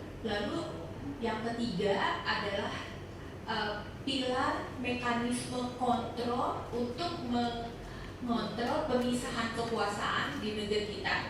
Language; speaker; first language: Indonesian; native; Indonesian